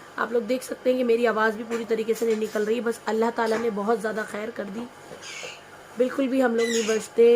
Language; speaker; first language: Hindi; native; Hindi